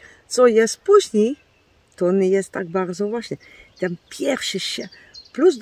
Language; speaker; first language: Polish; non-native, learner; Dutch